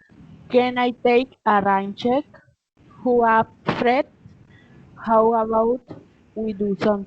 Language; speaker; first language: English; non-native, learner; Spanish